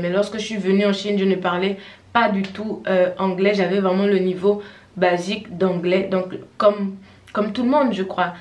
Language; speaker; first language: French; non-native, local second language; Fang